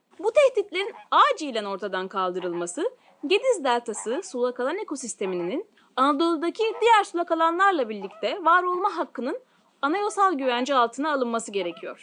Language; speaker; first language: Turkish; native; Turkish